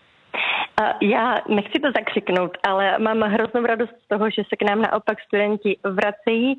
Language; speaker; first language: Czech; native; Czech